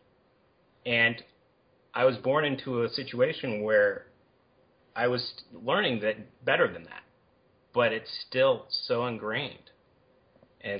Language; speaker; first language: English; native; English